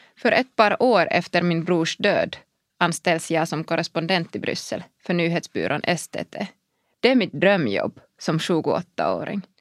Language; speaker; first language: Swedish; non-native, local second language; Finnish